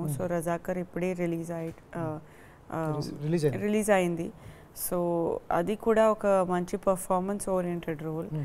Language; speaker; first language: Telugu; non-native, fluent; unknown